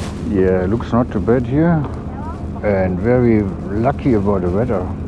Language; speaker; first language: English; non-native, fluent; German